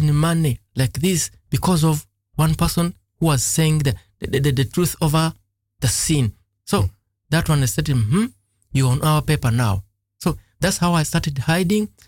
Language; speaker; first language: English; non-native, local second language; Ganda